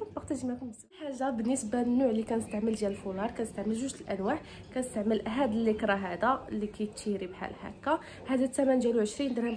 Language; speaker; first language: Arabic; native; Arabic